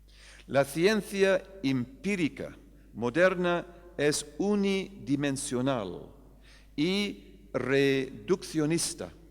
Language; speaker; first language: Spanish; non-native, fluent; English